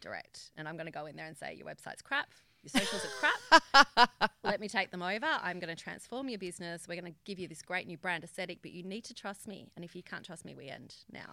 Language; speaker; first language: English; native; English